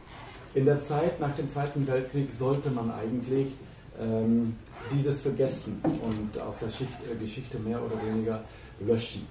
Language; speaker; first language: German; early bilingual, heritage; German